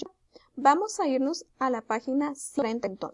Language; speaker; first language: Spanish; native; Spanish